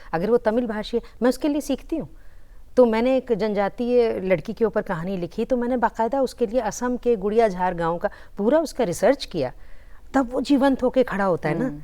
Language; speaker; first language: Hindi; native; Hindi